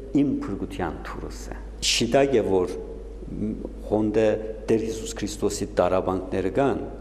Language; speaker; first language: Armenian; early bilingual, heritage; Armenian